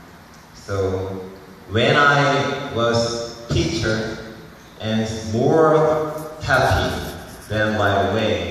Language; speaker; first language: English; non-native, learner; Korean